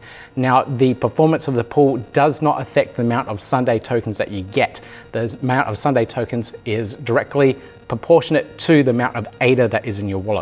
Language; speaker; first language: English; native; English